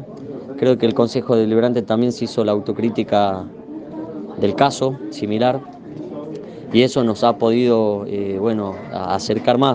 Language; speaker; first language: Spanish; native; Spanish